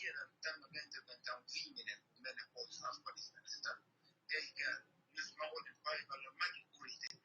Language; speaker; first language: Finnish; non-native, learner; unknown